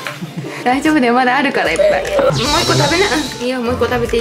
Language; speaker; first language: Japanese; native; Japanese